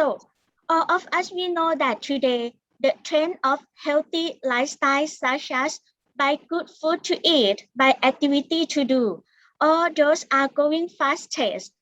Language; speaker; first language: English; non-native, learner; Thai